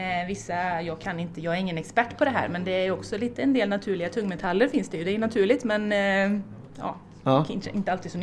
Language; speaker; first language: Swedish; native; Swedish